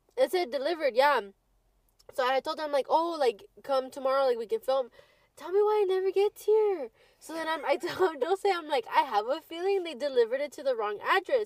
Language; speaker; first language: English; early bilingual, other home language; Spanish